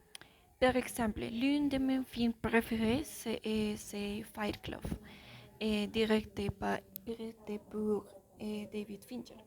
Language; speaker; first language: French; non-native, learner; Spanish